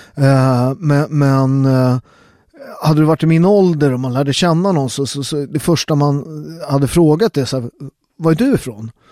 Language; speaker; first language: Swedish; native; Swedish